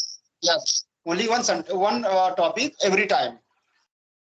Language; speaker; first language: English; non-native, learner; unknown